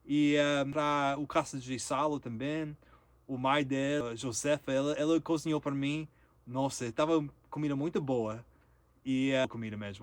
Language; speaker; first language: Portuguese; non-native, learner; English